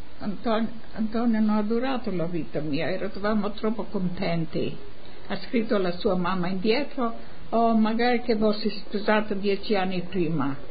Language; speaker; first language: Italian; non-native, local second language; Friulian